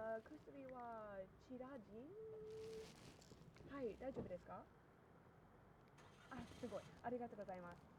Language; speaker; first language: Japanese; non-native, learner; English